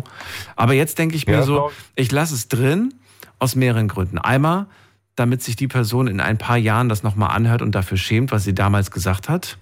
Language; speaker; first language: German; native; German